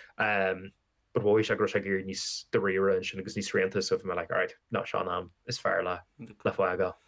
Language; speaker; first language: Irish; native; Irish